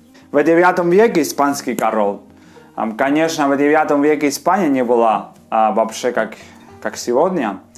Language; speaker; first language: Russian; non-native, fluent; Spanish